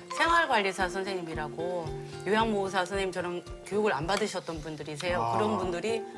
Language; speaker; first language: Korean; native; Korean